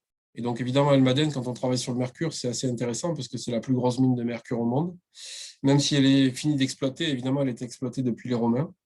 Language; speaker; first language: French; native; French